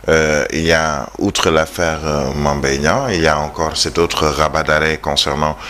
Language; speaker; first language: French; non-native, local second language; Wolof